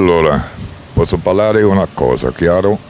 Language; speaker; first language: Italian; non-native, learner; German